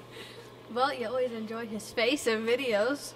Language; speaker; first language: English; native; English